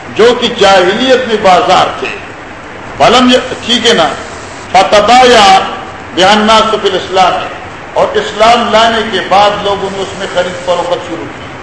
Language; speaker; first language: Urdu; non-native, local second language; Pashto